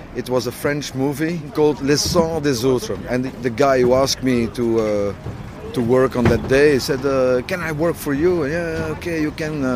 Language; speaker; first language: English; non-native, learner; French